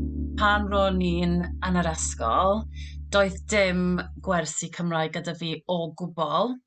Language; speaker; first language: Welsh; non-native, local second language; English